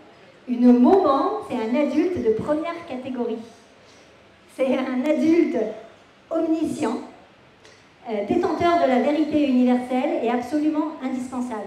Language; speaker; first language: French; native; French